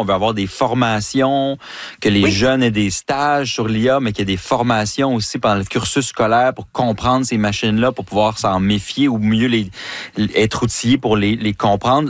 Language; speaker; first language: French; native; French